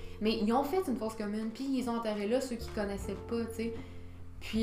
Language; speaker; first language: French; native; French